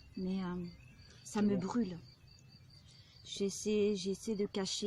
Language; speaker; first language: French; native; French